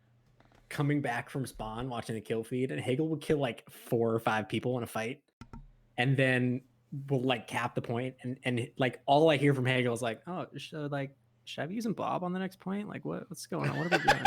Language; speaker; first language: English; native; English